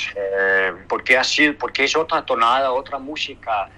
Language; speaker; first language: Spanish; non-native, fluent; Danish